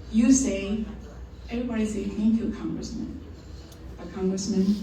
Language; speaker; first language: English; non-native, learner; Chinese